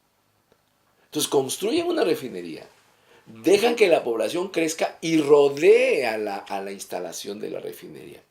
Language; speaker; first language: Spanish; native; Spanish